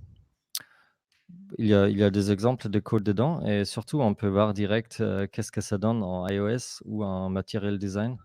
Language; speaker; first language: French; non-native, fluent; German